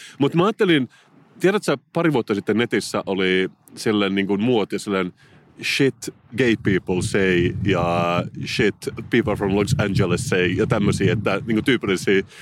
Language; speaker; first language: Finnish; non-native, local second language; Swedish